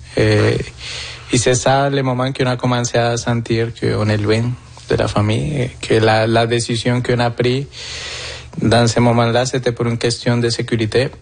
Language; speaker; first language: French; non-native, fluent; Spanish